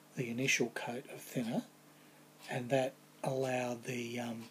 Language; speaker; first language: English; native; English